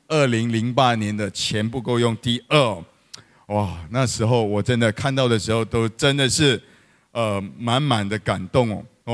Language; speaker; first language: Chinese; native; Chinese